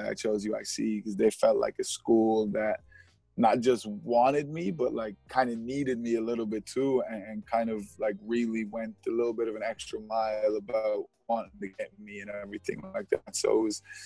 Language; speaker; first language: English; native; English